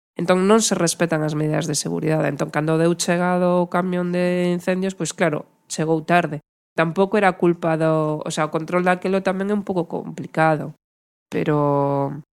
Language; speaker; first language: Galician; non-native, local second language; Spanish